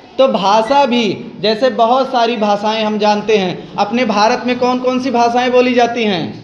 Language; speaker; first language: Hindi; native; Hindi